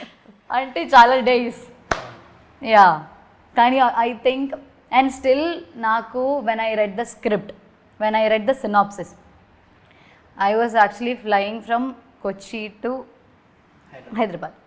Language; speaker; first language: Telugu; non-native, learner; Malayalam